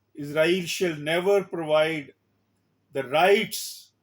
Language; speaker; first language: English; non-native, local second language; Urdu